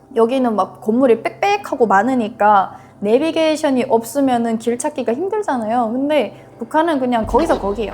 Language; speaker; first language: Korean; native; Korean